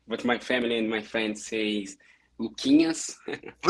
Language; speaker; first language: English; non-native, learner; Portuguese